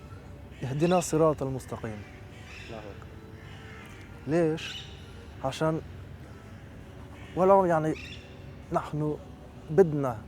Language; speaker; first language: Arabic; non-native, fluent; French